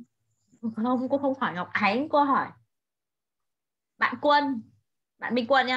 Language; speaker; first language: Vietnamese; native; Vietnamese